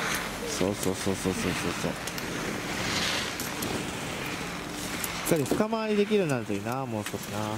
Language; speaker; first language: Japanese; native; Japanese